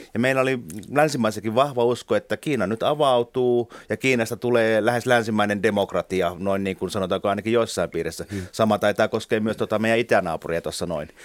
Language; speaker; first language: Finnish; native; Finnish